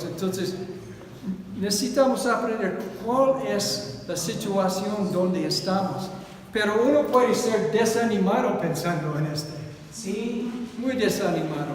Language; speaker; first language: Spanish; non-native, fluent; English